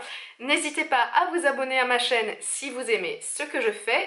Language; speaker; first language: French; native; French